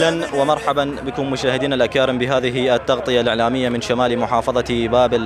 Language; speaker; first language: Arabic; native; Arabic